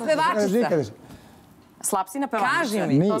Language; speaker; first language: Serbian; native; Serbian